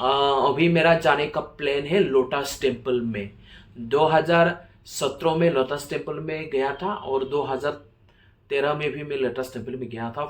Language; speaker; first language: Hindi; non-native, local second language; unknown